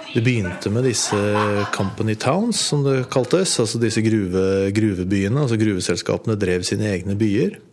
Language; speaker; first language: Norwegian; native; Norwegian